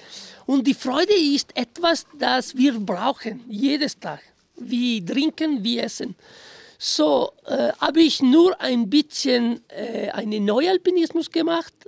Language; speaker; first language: German; non-native, fluent; Italian